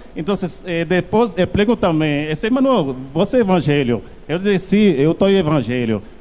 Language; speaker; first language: Portuguese; non-native, learner; Haitian Creole